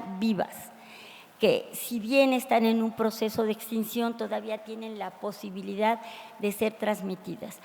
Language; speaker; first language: Spanish; native; Spanish